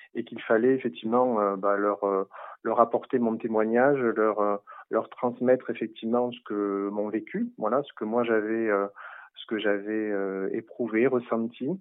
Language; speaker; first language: French; native; French